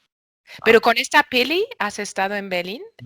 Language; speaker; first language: Spanish; non-native, fluent; German